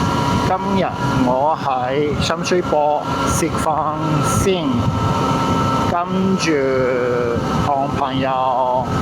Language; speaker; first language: Chinese; non-native, learner; Japanese